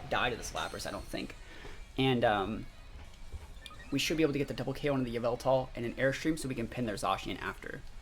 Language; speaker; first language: English; native; English